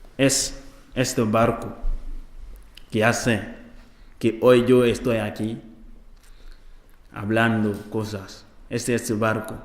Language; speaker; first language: Spanish; non-native, learner; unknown